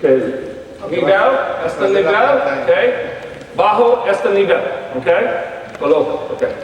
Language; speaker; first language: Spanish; non-native, learner; English